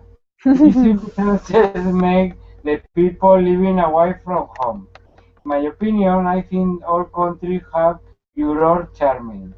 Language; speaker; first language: English; non-native, learner; Spanish